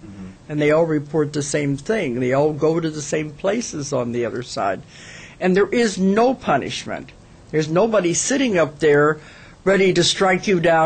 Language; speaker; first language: English; native; English